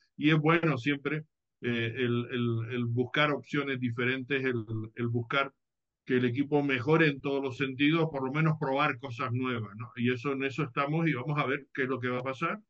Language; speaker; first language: Spanish; native; Spanish